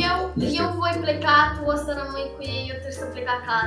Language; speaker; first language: Romanian; native; Romanian